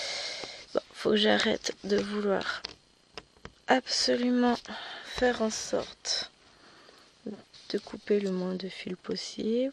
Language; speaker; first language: French; native; French